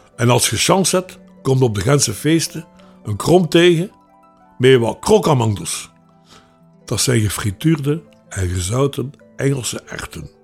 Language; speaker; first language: Dutch; native; Dutch